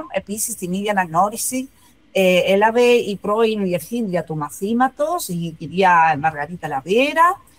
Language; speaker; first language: Greek; non-native, fluent; Spanish